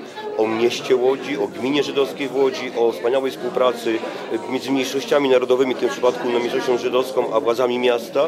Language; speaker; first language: Polish; native; Polish